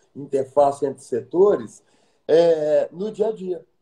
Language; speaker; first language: Portuguese; native; Portuguese